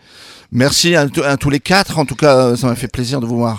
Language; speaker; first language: French; native; French